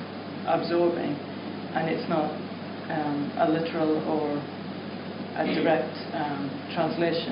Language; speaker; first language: English; native; English